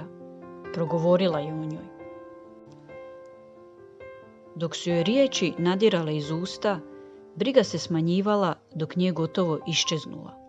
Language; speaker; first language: Croatian; native; Croatian